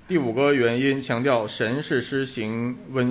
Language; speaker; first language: Chinese; non-native, local second language; Cantonese